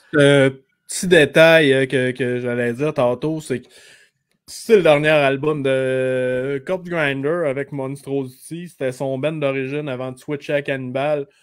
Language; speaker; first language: French; native; French